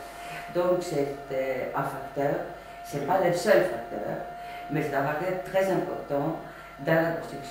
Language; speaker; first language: French; non-native, fluent; Greek